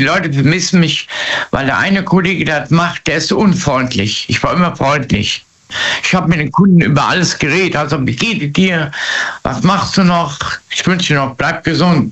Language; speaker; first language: German; native; German